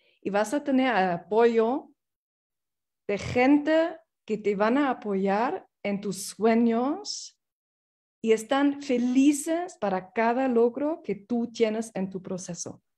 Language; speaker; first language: Spanish; non-native, fluent; English